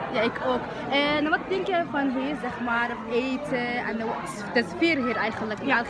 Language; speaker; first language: Dutch; non-native, learner; Somali